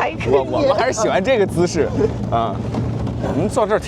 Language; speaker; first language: Chinese; native; Chinese